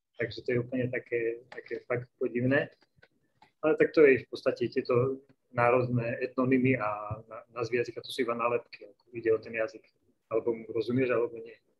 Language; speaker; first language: Slovak; native; Slovak